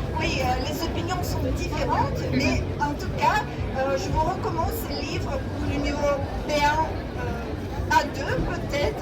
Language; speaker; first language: French; non-native, fluent; Russian